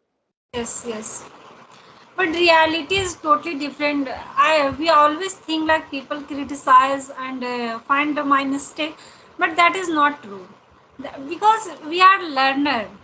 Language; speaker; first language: English; non-native, learner; Hindi